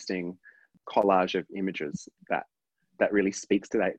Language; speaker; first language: English; native; English